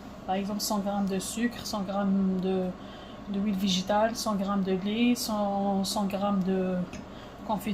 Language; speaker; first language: French; non-native, fluent; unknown